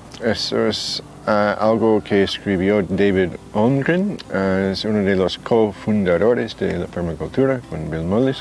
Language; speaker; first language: Spanish; non-native, fluent; English